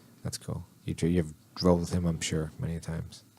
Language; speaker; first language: English; native; English